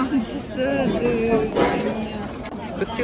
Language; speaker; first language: Korean; non-native, learner; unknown